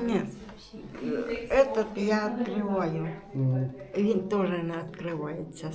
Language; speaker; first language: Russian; non-native, local second language; Ukrainian